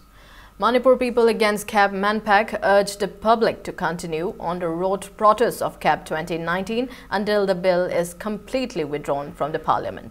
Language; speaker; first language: English; non-native, local second language; Manipuri